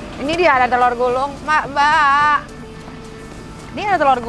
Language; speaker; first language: Indonesian; native; Indonesian